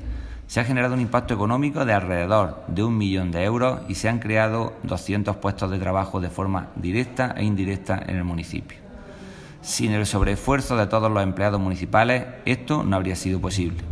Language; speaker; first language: Spanish; native; Spanish